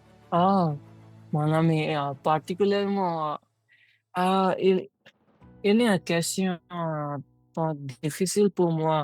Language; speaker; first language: French; non-native, learner; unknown